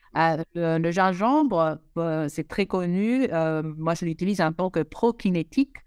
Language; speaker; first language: French; non-native, fluent; English